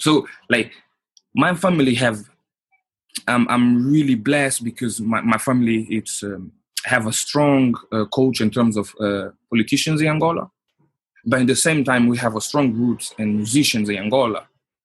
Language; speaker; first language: English; non-native, fluent; Portuguese